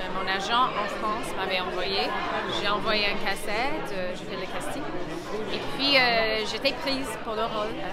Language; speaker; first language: French; non-native, fluent; English